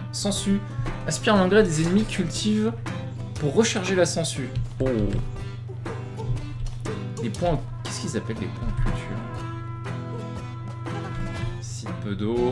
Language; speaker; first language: French; native; French